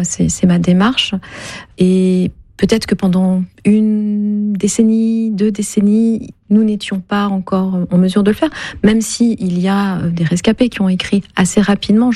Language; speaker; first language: French; non-native, local second language; Kinyarwanda